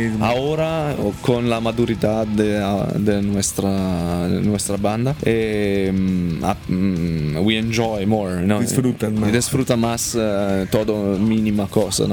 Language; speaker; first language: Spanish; non-native, learner; Italian